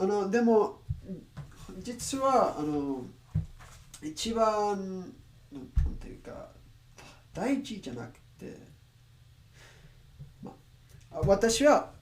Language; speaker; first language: Japanese; non-native, learner; Spanish